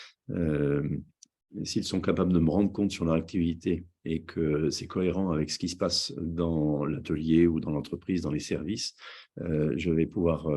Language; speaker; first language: French; native; French